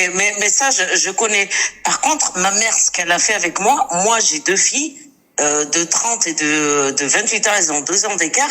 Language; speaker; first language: French; native; French